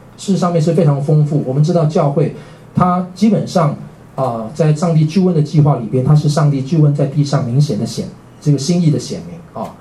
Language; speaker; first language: Chinese; native; Chinese